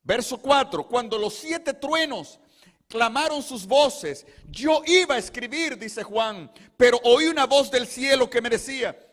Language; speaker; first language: Spanish; native; Spanish